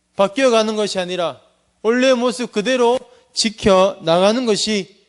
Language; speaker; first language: Korean; native; Korean